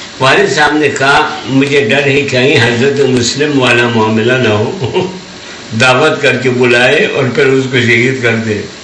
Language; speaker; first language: Urdu; non-native, local second language; Balti